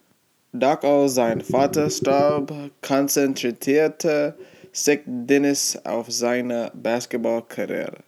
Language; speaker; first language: German; non-native, learner; English